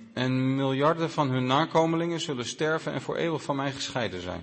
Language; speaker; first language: Dutch; native; Dutch